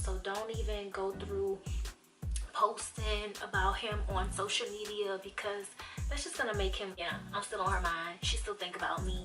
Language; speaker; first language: English; native; English